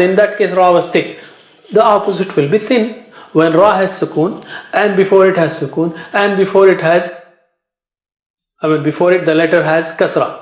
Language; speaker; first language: English; non-native, fluent; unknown